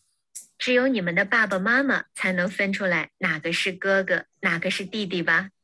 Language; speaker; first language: Chinese; non-native, learner; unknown